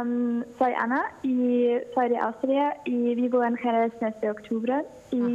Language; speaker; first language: Spanish; non-native, learner; German